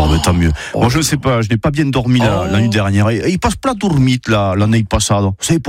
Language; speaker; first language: French; native; French